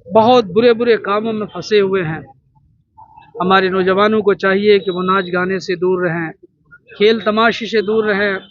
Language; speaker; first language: Urdu; native; Urdu